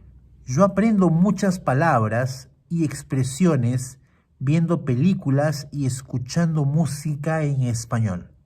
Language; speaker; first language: Spanish; non-native, fluent; Portuguese